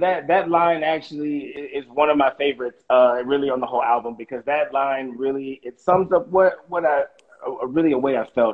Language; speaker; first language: English; native; English